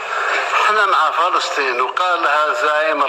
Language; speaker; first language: Arabic; native; Arabic